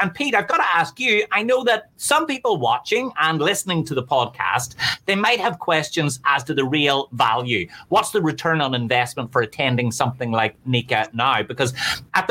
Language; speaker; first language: English; native; English